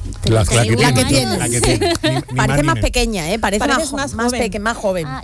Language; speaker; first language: Spanish; native; Spanish